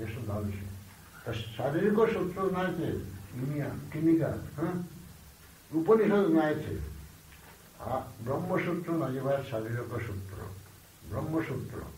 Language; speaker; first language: Russian; non-native, learner; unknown